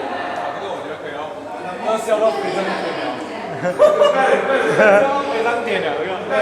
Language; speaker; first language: Chinese; native; Chinese